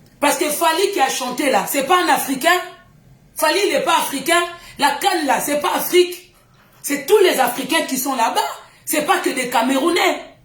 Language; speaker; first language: French; non-native, local second language; Lingala